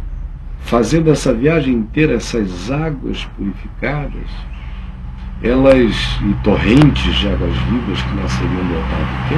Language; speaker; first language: Portuguese; native; Portuguese